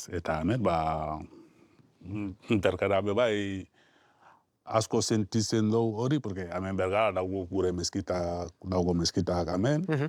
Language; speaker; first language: Basque; non-native, learner; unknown